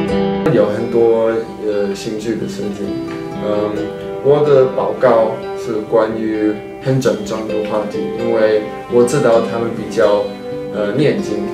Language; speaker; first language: Chinese; non-native, fluent; German